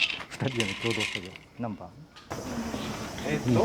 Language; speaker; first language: Japanese; native; Japanese